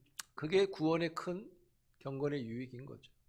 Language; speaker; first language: Korean; native; Korean